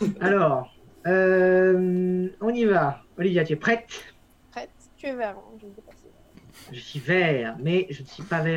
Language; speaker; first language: French; native; French